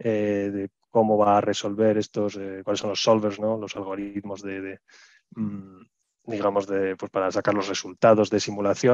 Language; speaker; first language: Spanish; native; Spanish